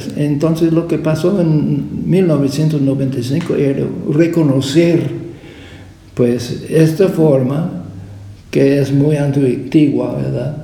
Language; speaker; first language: Spanish; non-native, fluent; English